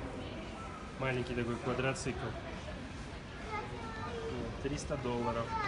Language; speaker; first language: Russian; native; Russian